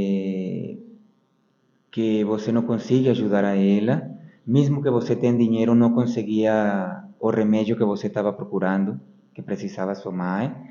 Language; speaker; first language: Portuguese; non-native, fluent; Spanish